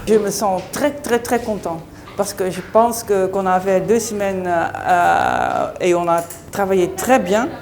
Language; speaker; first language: French; non-native, fluent; Dutch